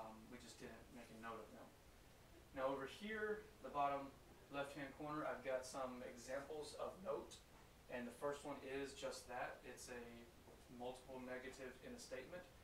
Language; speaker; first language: English; native; English